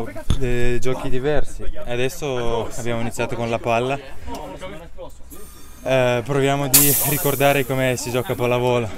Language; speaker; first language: Italian; non-native, fluent; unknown